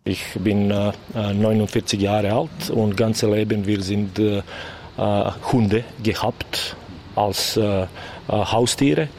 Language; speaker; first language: German; non-native, learner; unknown